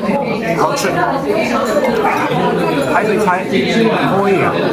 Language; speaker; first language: Chinese; non-native, fluent; German